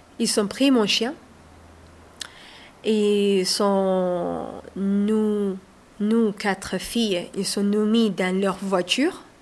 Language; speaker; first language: French; non-native, learner; Somali